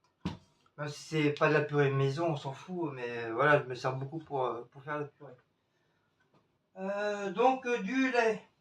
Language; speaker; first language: French; native; French